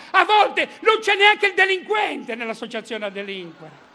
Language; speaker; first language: Italian; native; Italian